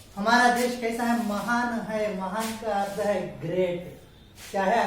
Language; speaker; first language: Hindi; non-native, local second language; Telugu